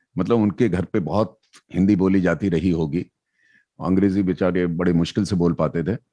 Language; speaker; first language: Hindi; native; Hindi